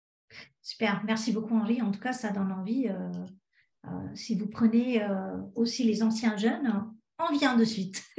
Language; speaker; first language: French; native; French